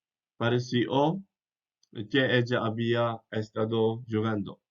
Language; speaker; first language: Spanish; non-native, fluent; English